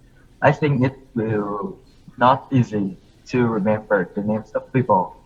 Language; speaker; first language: English; non-native, learner; Vietnamese